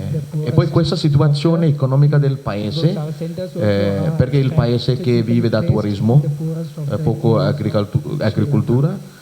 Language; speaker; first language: Italian; non-native, fluent; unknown